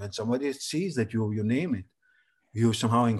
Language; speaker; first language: English; non-native, fluent; Serbian